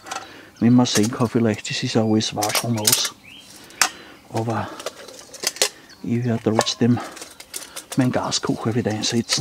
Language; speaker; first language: German; native; German